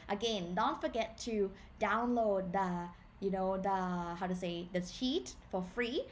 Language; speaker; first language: English; non-native, fluent; Thai